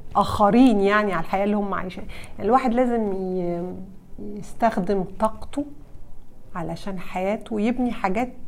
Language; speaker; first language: Arabic; early bilingual, heritage; Arabic